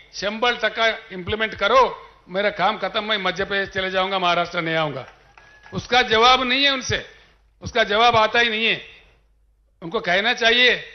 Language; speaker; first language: Hindi; non-native, local second language; Telugu